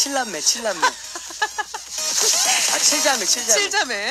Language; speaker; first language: Korean; native; Korean